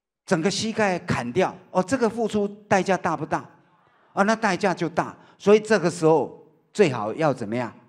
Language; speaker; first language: Chinese; native; Chinese